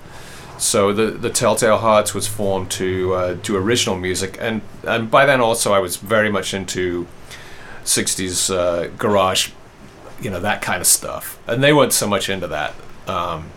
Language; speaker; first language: English; native; English